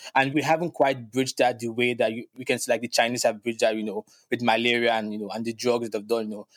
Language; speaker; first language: English; non-native, local second language; Yoruba